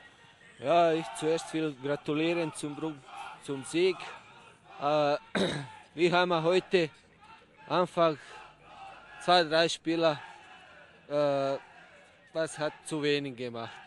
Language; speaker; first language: German; non-native, learner; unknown